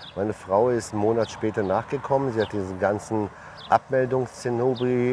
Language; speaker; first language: German; early bilingual, other home language; Turkish